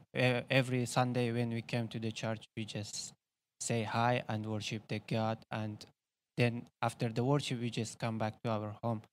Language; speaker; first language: English; non-native, learner; Persian